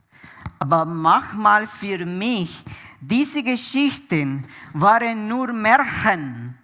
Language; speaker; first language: German; non-native, fluent; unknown